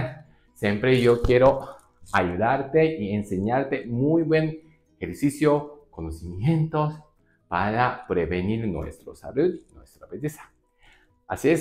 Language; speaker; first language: Spanish; non-native, learner; Japanese